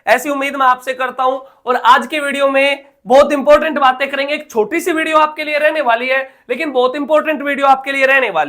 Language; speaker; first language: Hindi; native; Hindi